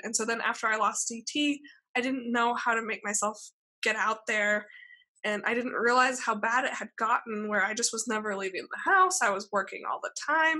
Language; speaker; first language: English; native; English